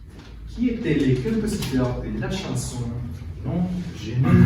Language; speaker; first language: French; non-native, learner; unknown